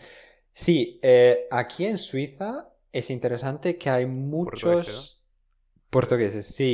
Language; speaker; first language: Spanish; non-native, fluent; Romanian